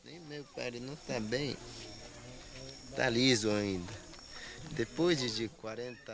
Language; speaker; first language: Portuguese; non-native, local second language; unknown